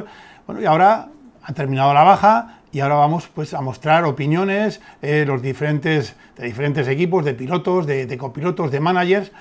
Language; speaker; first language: Spanish; native; Spanish